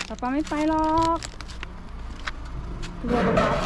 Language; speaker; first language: Thai; native; Thai